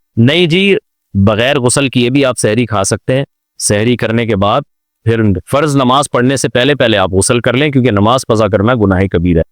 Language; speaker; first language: Urdu; native; Urdu